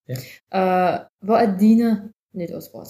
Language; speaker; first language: Danish; non-native, learner; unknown